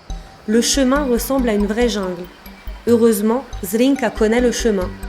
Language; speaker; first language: French; native; French